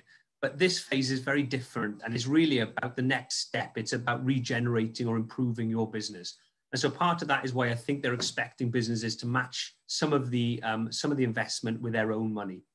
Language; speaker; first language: English; native; English